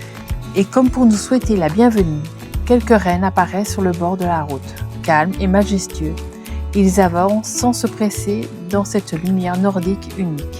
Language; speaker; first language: French; native; French